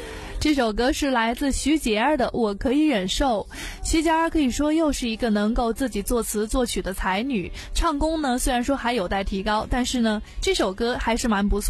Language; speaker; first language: Chinese; native; Chinese